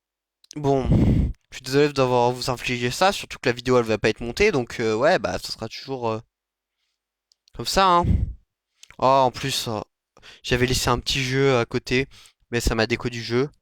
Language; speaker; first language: French; native; French